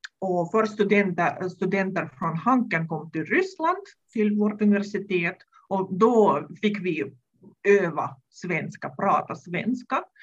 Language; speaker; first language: Swedish; non-native, fluent; Russian